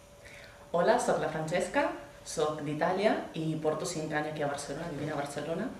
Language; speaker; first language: Catalan; non-native, fluent; Italian